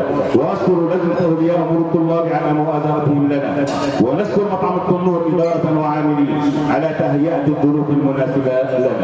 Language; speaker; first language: Arabic; native; Arabic